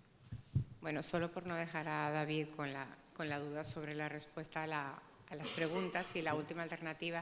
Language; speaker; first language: Spanish; native; Spanish